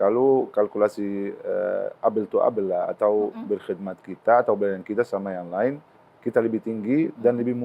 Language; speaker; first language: Indonesian; non-native, learner; Arabic